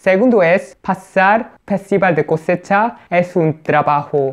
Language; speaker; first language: Spanish; non-native, learner; Korean